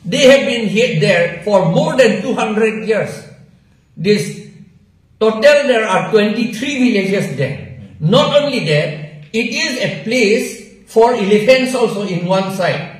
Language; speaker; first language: English; non-native, local second language; Assamese